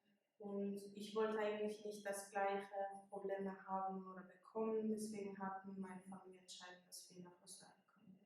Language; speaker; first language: German; early bilingual, other home language; Persian